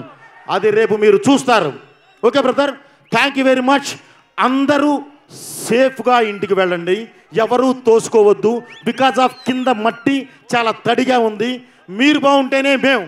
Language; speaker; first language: Telugu; native; Telugu